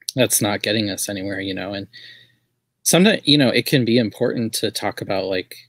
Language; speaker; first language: English; native; English